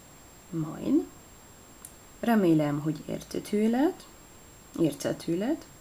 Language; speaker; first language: Hungarian; non-native, learner; Italian